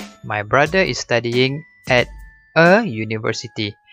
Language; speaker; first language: English; non-native, local second language; Malay